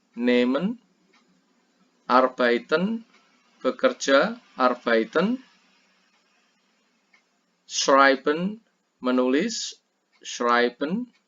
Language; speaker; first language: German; non-native, fluent; Indonesian